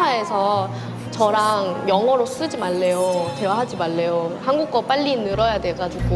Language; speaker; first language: Korean; non-native, fluent; Thai